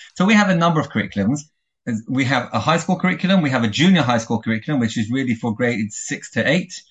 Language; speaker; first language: English; native; English